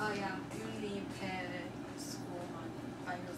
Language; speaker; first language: English; non-native, learner; Chinese